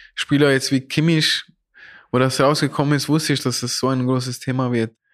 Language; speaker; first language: German; native; German